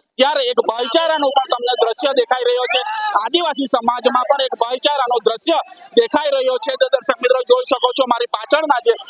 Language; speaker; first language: Gujarati; native; Gujarati